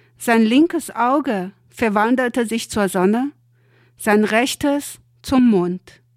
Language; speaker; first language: German; non-native, fluent; Chinese